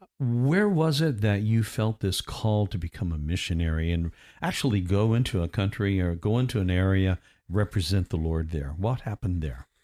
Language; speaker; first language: English; native; English